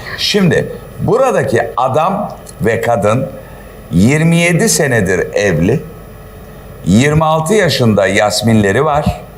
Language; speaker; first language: Turkish; native; Turkish